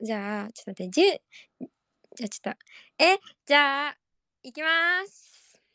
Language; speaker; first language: Japanese; native; Japanese